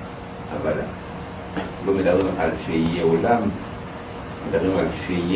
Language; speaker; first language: Hebrew; non-native, learner; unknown